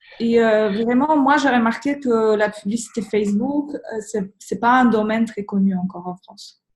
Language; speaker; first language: French; non-native, fluent; Polish